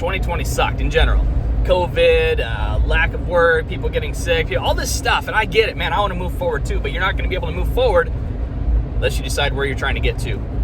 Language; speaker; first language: English; native; English